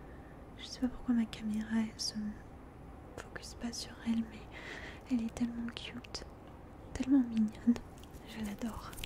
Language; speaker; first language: French; early bilingual, heritage; French